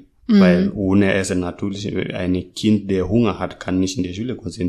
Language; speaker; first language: German; non-native, learner; Masai